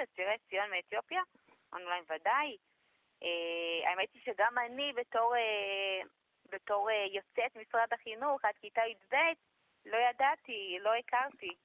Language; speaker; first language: Hebrew; early bilingual, other home language; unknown